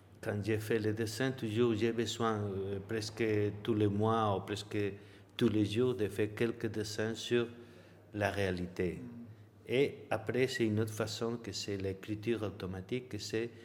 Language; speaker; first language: French; non-native, learner; Spanish